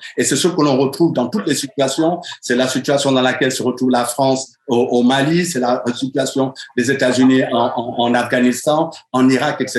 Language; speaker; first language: French; native; French